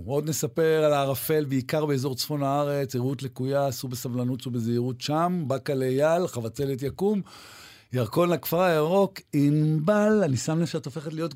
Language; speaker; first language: Hebrew; native; Hebrew